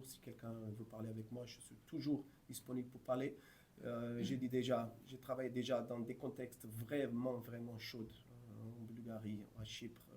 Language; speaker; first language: French; non-native, fluent; Portuguese